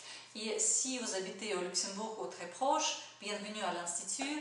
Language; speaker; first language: French; non-native, learner; Russian